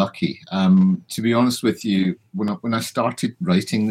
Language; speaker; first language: English; native; English